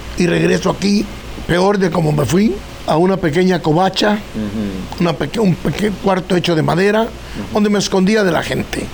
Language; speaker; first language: Spanish; native; Spanish